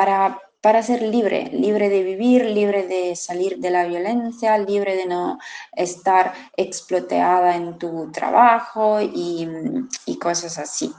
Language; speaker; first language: Spanish; non-native, fluent; Italian